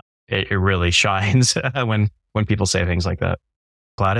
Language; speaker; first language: English; native; English